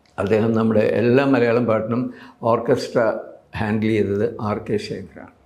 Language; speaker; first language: Malayalam; native; Malayalam